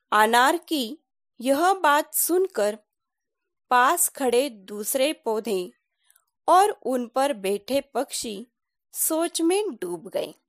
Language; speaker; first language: Hindi; non-native, local second language; Marathi